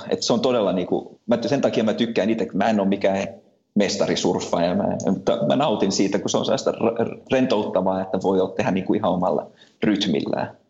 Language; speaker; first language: Finnish; early bilingual, heritage; Finnish